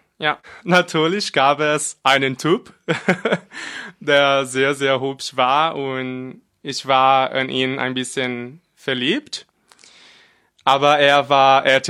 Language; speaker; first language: German; non-native, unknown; Portuguese